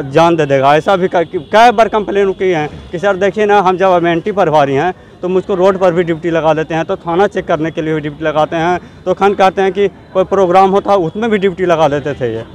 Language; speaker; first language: Hindi; native; Hindi